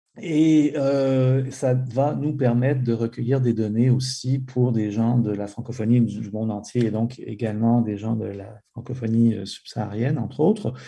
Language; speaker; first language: French; native; French